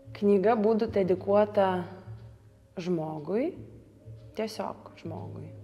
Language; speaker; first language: Lithuanian; early bilingual, other home language; Russian